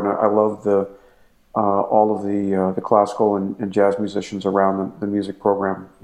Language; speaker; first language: English; native; English